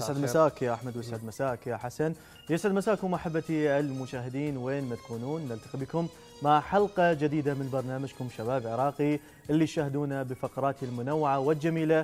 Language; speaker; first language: Arabic; native; Arabic